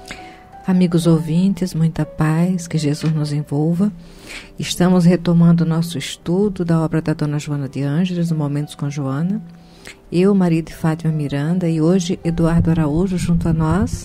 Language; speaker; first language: Portuguese; native; Portuguese